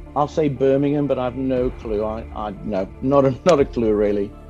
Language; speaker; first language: English; native; English